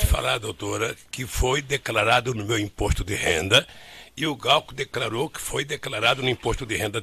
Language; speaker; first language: Portuguese; native; Portuguese